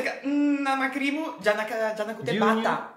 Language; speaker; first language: Japanese; non-native, learner; Italian